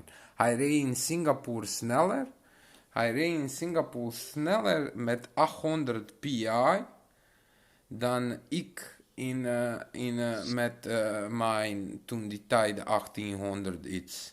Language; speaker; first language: Dutch; non-native, local second language; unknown